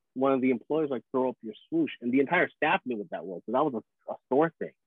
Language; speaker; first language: English; early bilingual, other home language; Filipino